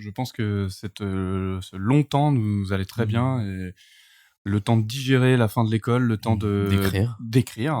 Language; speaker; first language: French; native; French